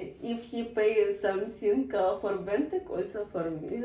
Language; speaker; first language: English; non-native, learner; Arabic